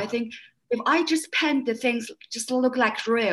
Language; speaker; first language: English; non-native, fluent; Chinese